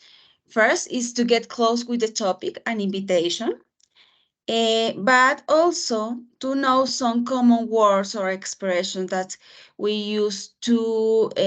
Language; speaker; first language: English; non-native, fluent; Spanish